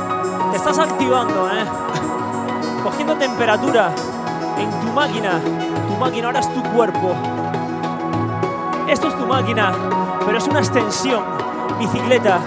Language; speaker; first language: Spanish; native; Spanish